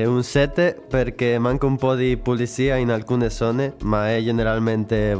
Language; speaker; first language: Italian; non-native, learner; Spanish